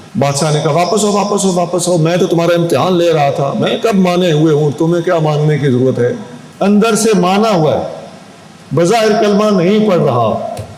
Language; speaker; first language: Urdu; non-native, local second language; Punjabi